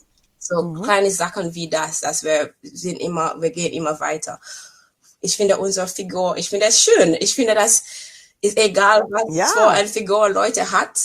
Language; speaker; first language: German; non-native, fluent; English